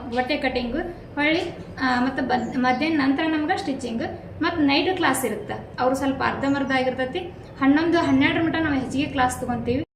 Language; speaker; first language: Kannada; native; Kannada